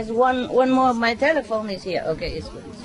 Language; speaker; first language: English; non-native, fluent; Vietnamese